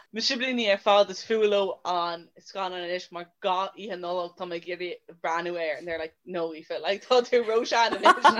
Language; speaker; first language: Irish; non-native, local second language; English